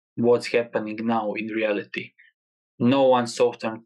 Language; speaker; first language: English; non-native, learner; Croatian